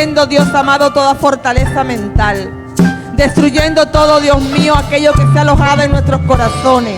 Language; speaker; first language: Spanish; native; Spanish